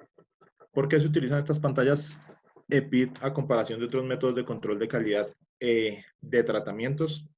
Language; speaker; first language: Spanish; native; Spanish